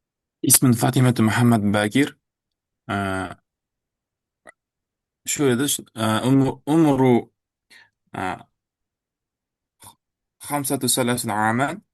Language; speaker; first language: Arabic; non-native, learner; Uzbek